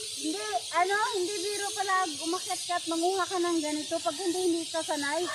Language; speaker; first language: Filipino; non-native, local second language; Cebuano